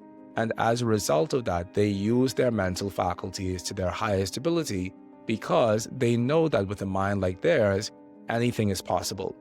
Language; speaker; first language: English; native; English